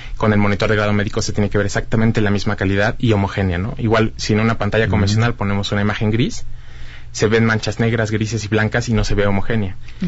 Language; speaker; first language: Spanish; native; Spanish